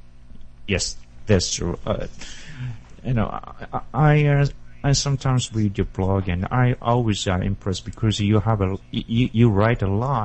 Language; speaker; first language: English; non-native, learner; Japanese